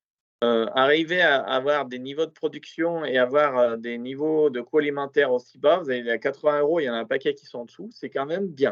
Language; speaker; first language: French; native; French